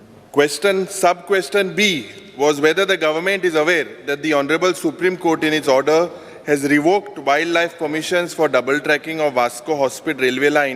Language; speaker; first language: English; non-native, local second language; Konkani